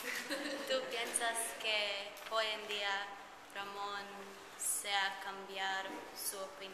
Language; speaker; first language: Spanish; non-native, learner; English